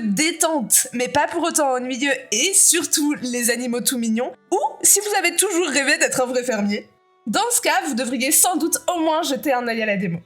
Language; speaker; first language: French; native; French